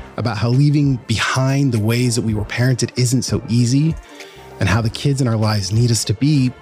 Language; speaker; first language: English; native; English